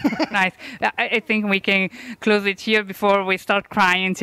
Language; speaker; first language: English; non-native, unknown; Italian